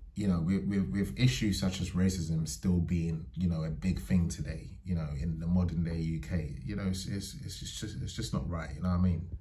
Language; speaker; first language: English; native; English